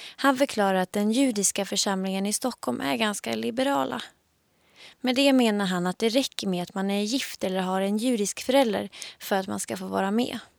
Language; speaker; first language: Swedish; native; Swedish